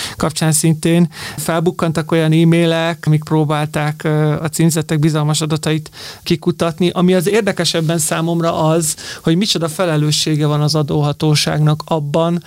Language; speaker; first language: Hungarian; native; Hungarian